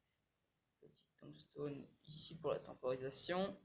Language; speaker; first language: French; native; French